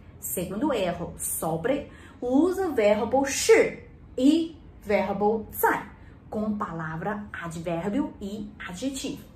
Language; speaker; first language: Portuguese; non-native, learner; Chinese